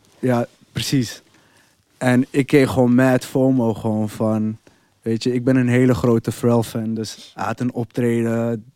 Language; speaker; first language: Dutch; early bilingual, other home language; Arabic